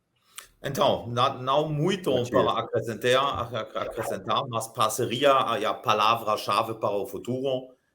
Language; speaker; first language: Portuguese; non-native, fluent; German